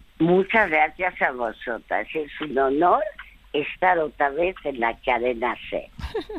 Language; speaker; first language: Spanish; early bilingual, other home language; French